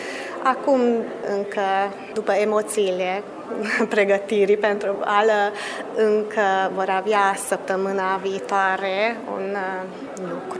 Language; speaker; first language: Romanian; early bilingual, heritage; Romanian